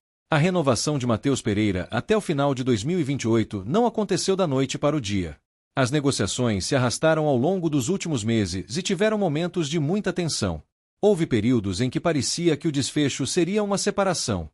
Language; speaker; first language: Portuguese; native; Portuguese